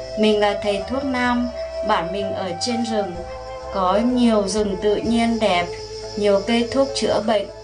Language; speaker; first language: Vietnamese; non-native, local second language; Iu Mien